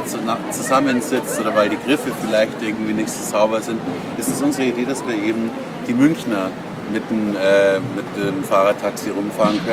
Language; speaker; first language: German; native; German